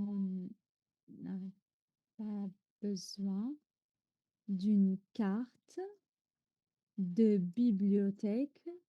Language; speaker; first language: French; non-native, fluent; Arabic